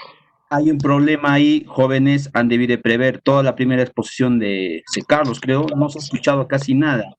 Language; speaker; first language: Spanish; native; Spanish